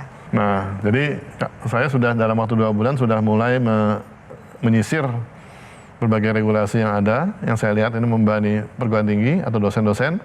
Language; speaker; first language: Indonesian; native; Indonesian